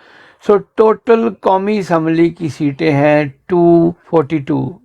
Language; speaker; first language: Urdu; native; Urdu